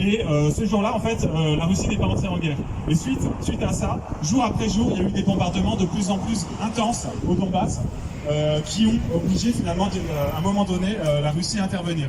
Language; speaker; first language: French; native; French